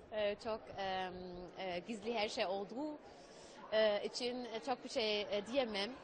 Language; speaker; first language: Turkish; early bilingual, heritage; German